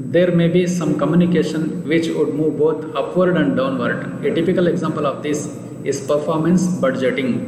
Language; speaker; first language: English; non-native, local second language; Kannada